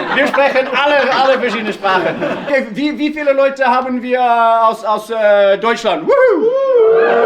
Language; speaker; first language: German; non-native, learner; Norwegian